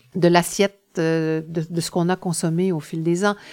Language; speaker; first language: French; native; French